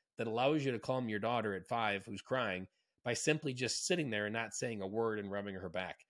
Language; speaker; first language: English; native; English